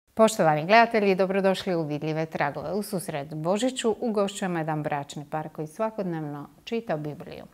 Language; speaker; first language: Croatian; native; Croatian